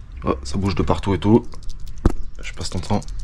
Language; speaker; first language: French; native; French